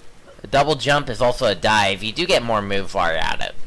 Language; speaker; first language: English; native; English